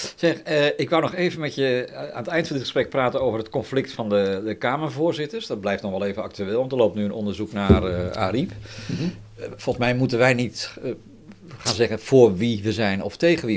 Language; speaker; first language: Dutch; native; Dutch